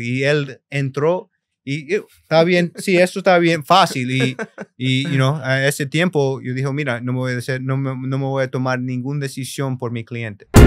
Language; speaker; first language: Spanish; early bilingual, other home language; English